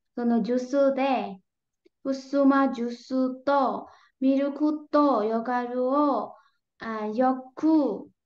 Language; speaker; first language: Japanese; non-native, learner; Burmese